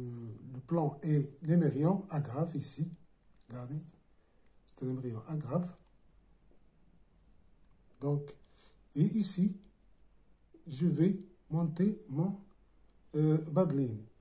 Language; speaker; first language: French; non-native, local second language; Arabic